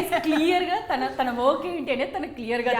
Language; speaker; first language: Telugu; native; Telugu